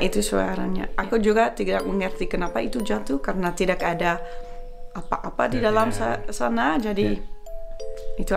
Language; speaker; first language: Indonesian; non-native, fluent; Dutch